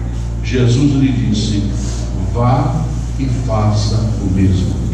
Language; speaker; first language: Portuguese; native; Portuguese